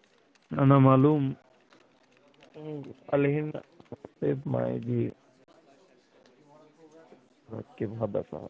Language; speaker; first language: Arabic; non-native, learner; Urdu